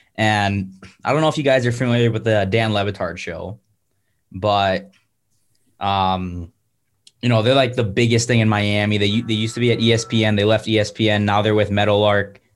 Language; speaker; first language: English; native; English